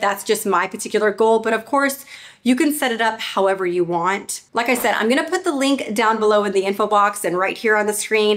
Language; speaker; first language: English; native; English